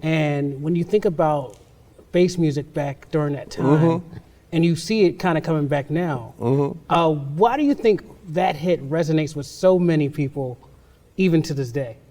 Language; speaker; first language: English; native; English